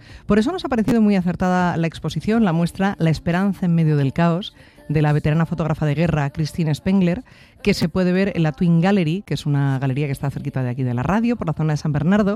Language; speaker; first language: Spanish; native; Spanish